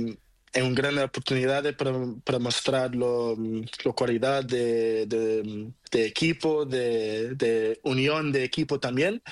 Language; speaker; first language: Spanish; non-native, learner; Portuguese